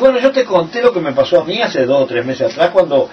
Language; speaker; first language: Spanish; native; Spanish